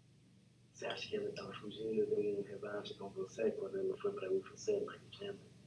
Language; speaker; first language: Portuguese; non-native, learner; English